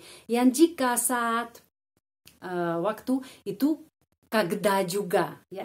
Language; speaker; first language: Indonesian; non-native, fluent; Russian